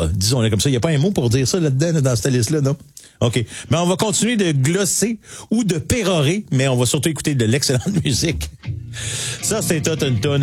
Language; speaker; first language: French; native; French